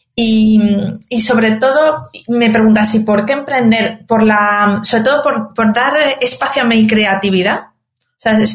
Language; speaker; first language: Spanish; native; Spanish